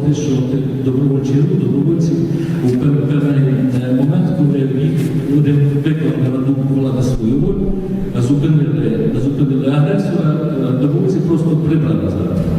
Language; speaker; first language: Ukrainian; native; Ukrainian